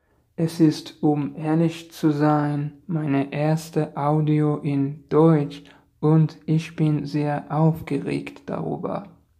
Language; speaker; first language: German; non-native, learner; Persian